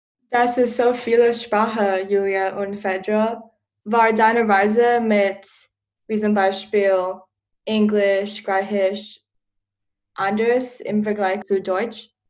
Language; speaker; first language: German; non-native, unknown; Chinese